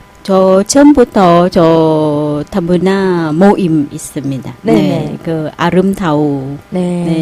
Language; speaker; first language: Korean; non-native, learner; Thai